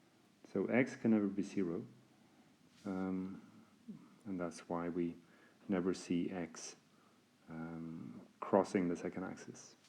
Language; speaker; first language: English; non-native, fluent; Norwegian